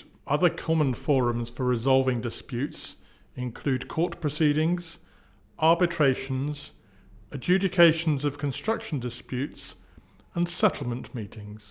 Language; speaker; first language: English; native; English